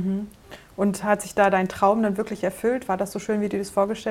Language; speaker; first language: German; native; German